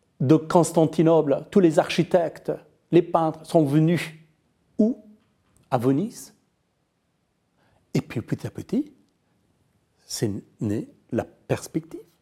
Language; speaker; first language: French; non-native, fluent; Persian